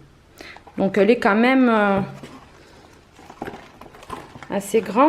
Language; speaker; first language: French; native; French